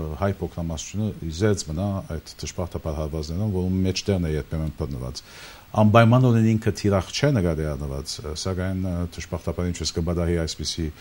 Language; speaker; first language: Armenian; early bilingual, heritage; Armenian